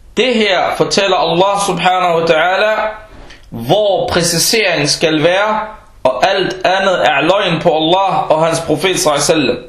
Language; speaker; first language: Danish; early bilingual, other home language; Arabic